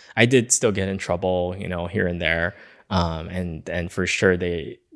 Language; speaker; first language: English; native; English